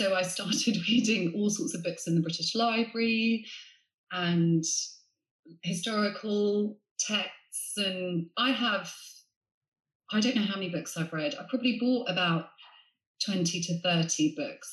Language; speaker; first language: English; native; English